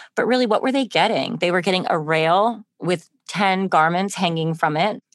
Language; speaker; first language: English; native; English